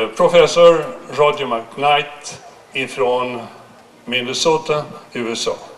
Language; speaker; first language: Swedish; native; Swedish